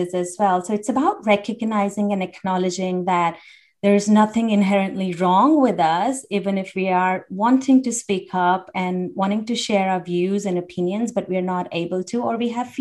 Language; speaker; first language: English; non-native, local second language; Hindi